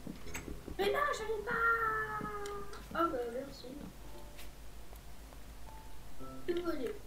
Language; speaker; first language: French; native; French